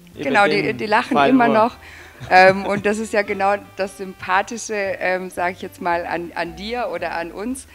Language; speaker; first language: German; native; German